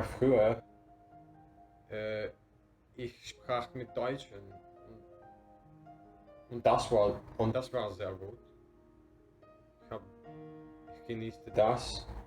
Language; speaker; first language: German; non-native, learner; English